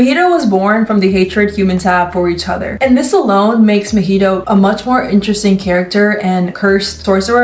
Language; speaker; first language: English; native; English